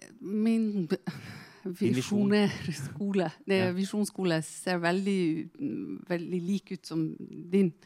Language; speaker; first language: Norwegian; non-native, fluent; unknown